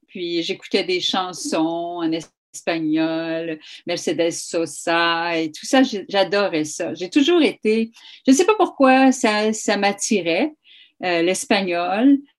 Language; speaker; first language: French; native; French